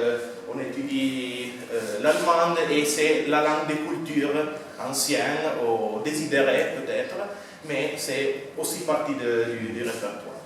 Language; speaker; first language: French; non-native, fluent; Italian